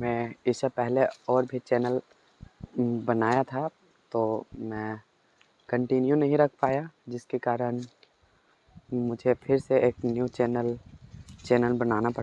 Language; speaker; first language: Hindi; non-native, local second language; Magahi